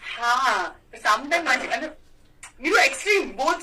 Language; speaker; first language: Telugu; non-native, learner; Gujarati